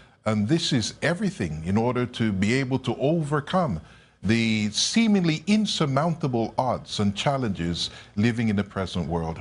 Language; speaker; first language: English; native; English